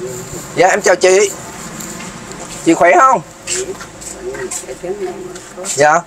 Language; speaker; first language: Vietnamese; native; Vietnamese